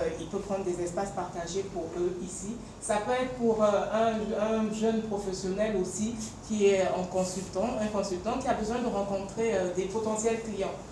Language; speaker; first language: French; non-native, local second language; Bambara